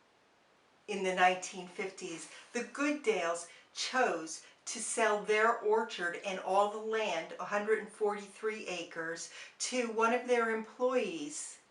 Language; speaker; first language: English; native; English